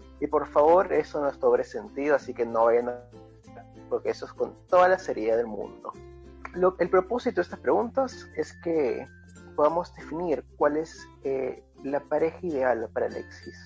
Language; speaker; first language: Spanish; native; Spanish